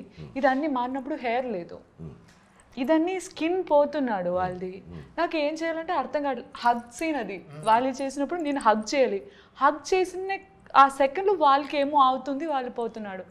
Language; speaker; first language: Telugu; non-native, learner; Malayalam